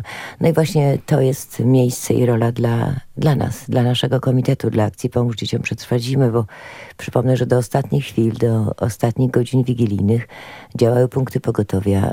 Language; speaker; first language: Polish; native; Polish